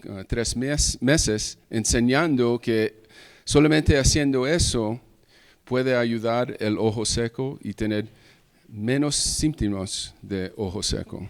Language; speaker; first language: Spanish; early bilingual, heritage; English